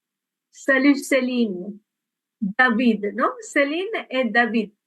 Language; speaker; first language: French; non-native, fluent; Bangla